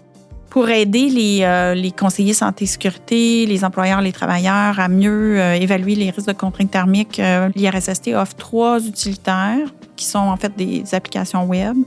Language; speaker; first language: French; native; French